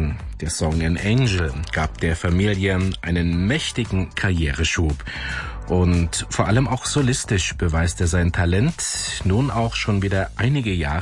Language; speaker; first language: German; native; German